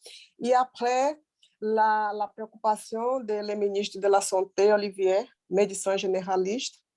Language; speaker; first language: French; non-native, learner; Portuguese